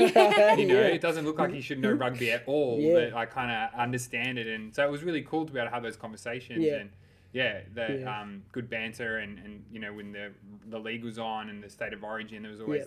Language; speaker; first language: English; native; English